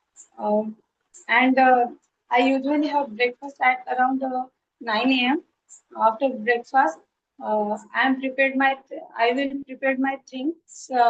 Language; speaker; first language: English; non-native, learner; Hindi